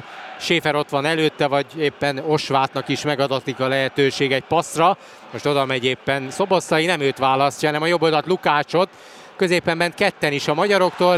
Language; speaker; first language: Hungarian; native; Hungarian